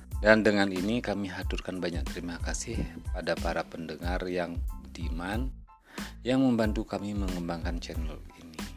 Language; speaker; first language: Indonesian; native; Indonesian